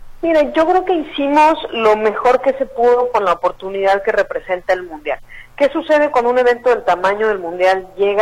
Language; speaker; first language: Spanish; native; Spanish